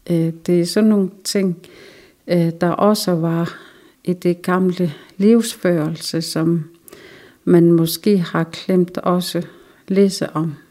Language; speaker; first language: Danish; non-native, local second language; Kalaallisut